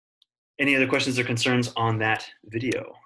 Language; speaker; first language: English; native; English